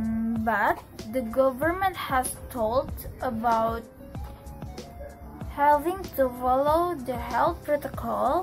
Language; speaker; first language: English; non-native, learner; Indonesian